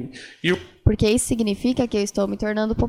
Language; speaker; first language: Portuguese; native; Portuguese